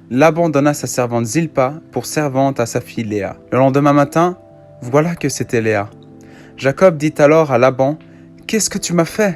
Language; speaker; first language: French; native; French